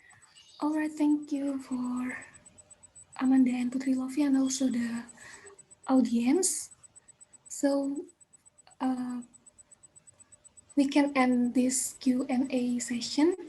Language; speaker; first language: English; non-native, learner; Indonesian